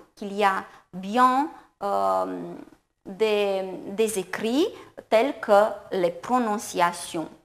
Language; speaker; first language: French; non-native, fluent; Romanian